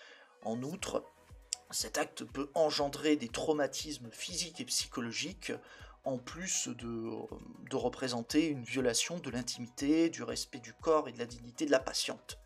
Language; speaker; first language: French; native; French